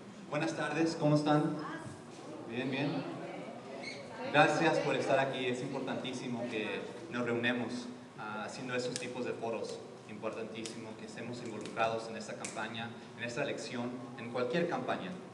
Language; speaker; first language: Spanish; early bilingual, heritage; Spanish